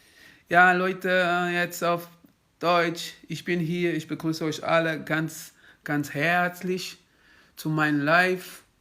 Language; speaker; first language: German; non-native, fluent; Kabuverdianu